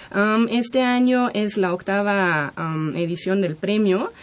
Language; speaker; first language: Spanish; non-native, fluent; German